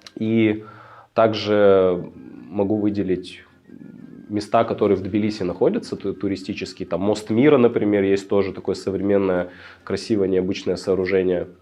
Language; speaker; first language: Russian; native; Russian